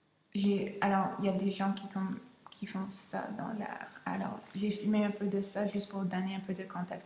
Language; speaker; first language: French; non-native, local second language; English